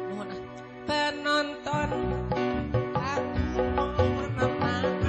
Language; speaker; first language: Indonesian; non-native, local second language; Sundanese